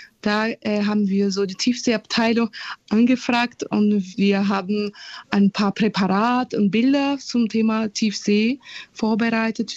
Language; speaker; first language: German; non-native, fluent; Portuguese